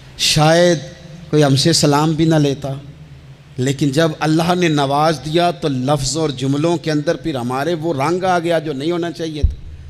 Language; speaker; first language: Urdu; non-native, local second language; Punjabi